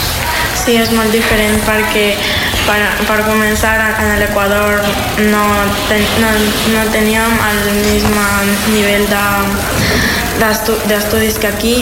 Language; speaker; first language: Catalan; non-native, fluent; Spanish